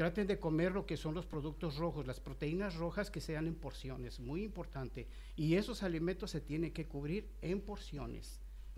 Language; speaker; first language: Spanish; native; Spanish